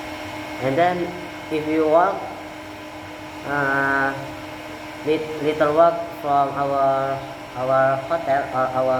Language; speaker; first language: English; non-native, learner; Indonesian